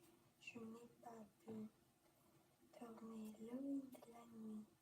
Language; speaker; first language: French; non-native, learner; Russian